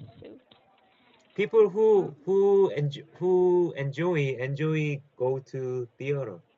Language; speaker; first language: English; non-native, learner; Korean